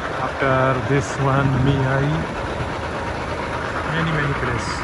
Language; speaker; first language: English; non-native, learner; Urdu